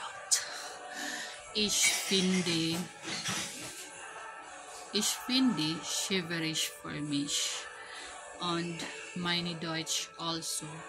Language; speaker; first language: German; non-native, learner; Filipino